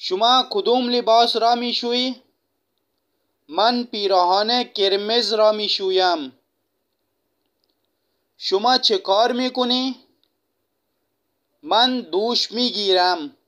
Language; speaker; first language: Persian; non-native, fluent; Urdu